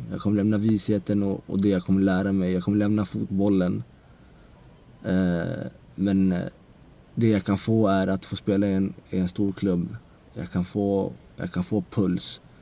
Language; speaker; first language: Swedish; early bilingual, other home language; Central Kurdish